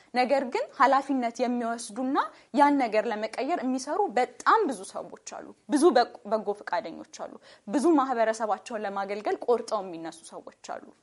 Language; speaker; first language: Amharic; native; Amharic